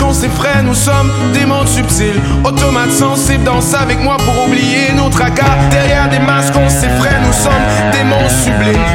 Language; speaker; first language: French; native; French